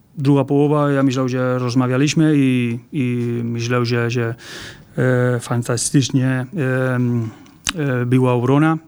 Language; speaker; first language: Polish; non-native, learner; Spanish